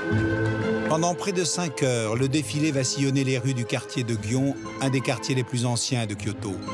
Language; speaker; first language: French; native; French